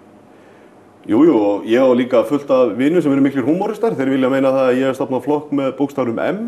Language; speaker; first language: Icelandic; native; Icelandic